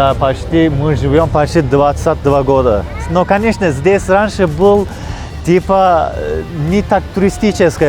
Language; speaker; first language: Russian; non-native, fluent; Turkish